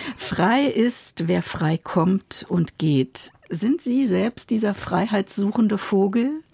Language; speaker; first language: German; native; German